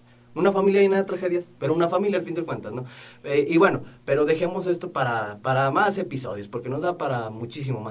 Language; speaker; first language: Spanish; native; Spanish